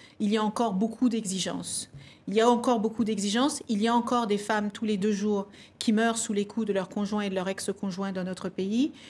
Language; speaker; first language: French; early bilingual, other home language; Kabuverdianu